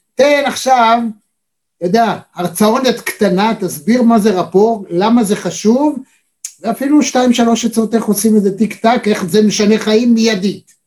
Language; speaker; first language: Hebrew; native; Hebrew